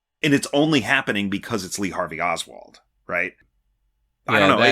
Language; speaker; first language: English; native; English